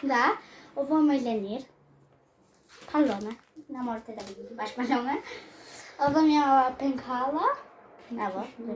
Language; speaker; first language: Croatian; early bilingual, heritage; Croatian